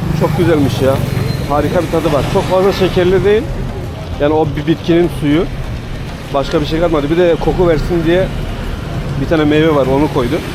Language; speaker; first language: Turkish; native; Turkish